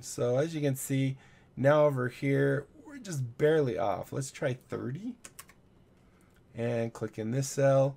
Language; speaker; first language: English; native; English